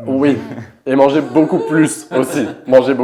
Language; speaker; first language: French; native; French